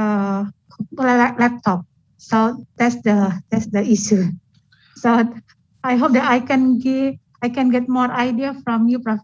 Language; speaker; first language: English; non-native, fluent; Indonesian